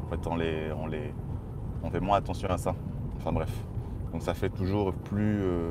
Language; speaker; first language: French; native; French